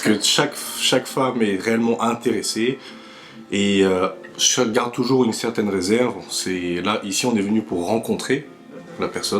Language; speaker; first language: French; native; French